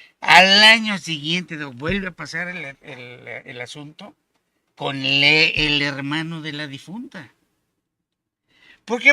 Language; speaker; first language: Spanish; native; Spanish